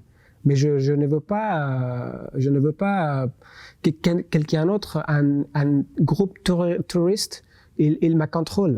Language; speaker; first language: French; non-native, local second language; Persian